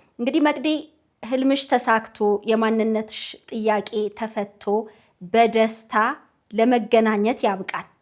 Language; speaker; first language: Amharic; native; Amharic